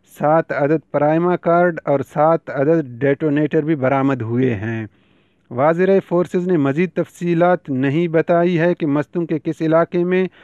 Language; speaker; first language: Urdu; non-native, local second language; Baluchi